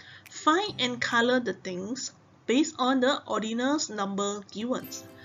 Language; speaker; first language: English; non-native, local second language; Chinese